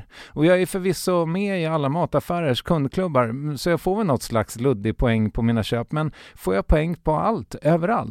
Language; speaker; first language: Swedish; native; Swedish